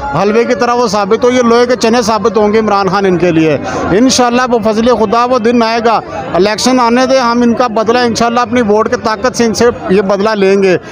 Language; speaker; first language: Urdu; non-native, local second language; Punjabi